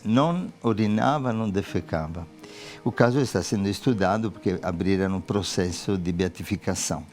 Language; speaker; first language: Portuguese; non-native, fluent; Italian